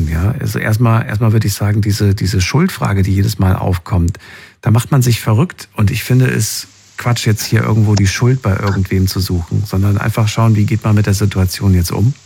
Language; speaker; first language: German; native; German